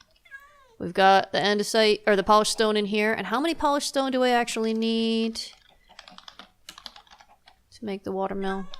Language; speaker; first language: English; native; English